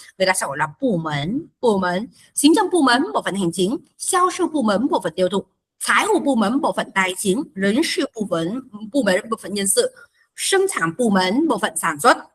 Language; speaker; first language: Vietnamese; native; Vietnamese